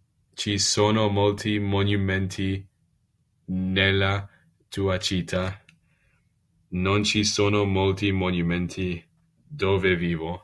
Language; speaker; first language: Italian; non-native, learner; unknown